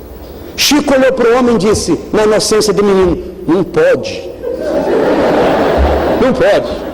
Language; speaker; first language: Portuguese; native; Portuguese